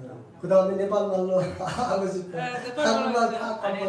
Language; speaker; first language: Korean; non-native, learner; Nepali